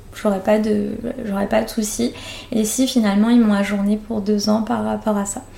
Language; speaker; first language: French; native; French